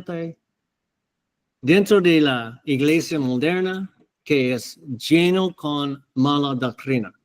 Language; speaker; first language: Spanish; non-native, fluent; English